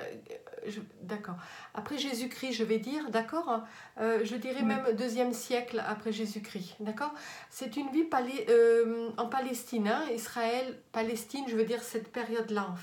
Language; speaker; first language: French; native; French